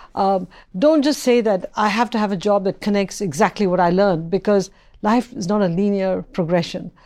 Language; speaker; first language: English; non-native, local second language; Tamil